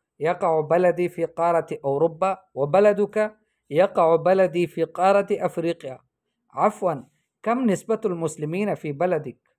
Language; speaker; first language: Urdu; native; Urdu